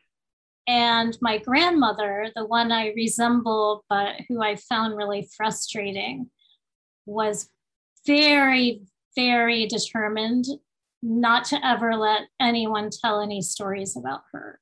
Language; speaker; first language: English; early bilingual, other home language; Spanish